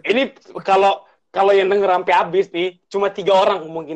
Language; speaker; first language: Indonesian; native; Indonesian